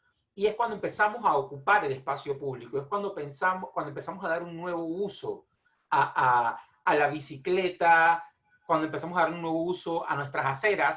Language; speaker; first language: Spanish; native; Spanish